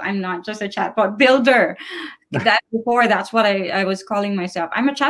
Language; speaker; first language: English; non-native, local second language; Filipino